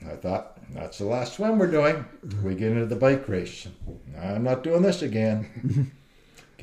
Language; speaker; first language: English; native; English